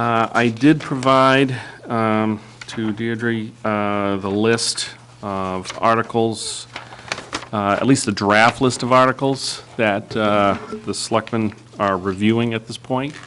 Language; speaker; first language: English; native; English